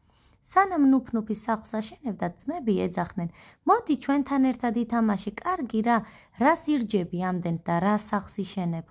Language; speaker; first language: Georgian; native; Georgian